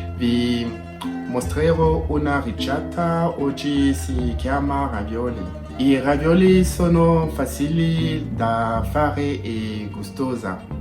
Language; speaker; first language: Italian; non-native, learner; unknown